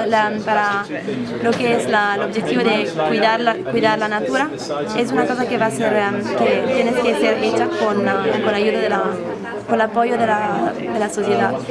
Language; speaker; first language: Spanish; non-native, fluent; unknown